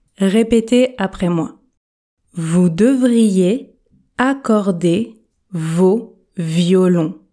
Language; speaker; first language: French; native; French